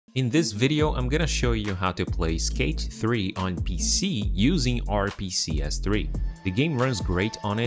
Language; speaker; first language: English; non-native, fluent; Portuguese